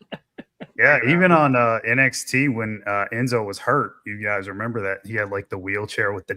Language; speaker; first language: English; native; English